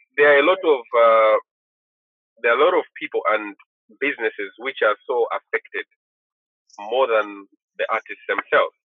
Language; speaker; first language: English; non-native, local second language; Bemba